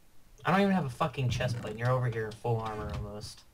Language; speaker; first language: English; native; English